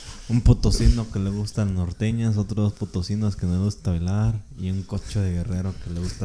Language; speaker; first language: Spanish; early bilingual, other home language; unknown